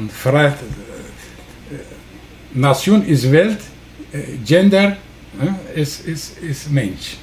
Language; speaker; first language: German; non-native, learner; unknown